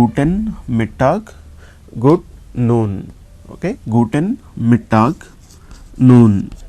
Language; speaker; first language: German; non-native, learner; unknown